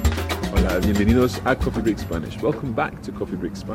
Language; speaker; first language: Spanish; non-native, fluent; English